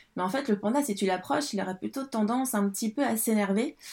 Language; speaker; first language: French; native; French